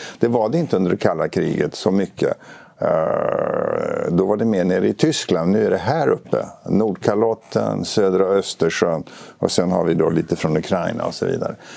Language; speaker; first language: Swedish; native; Swedish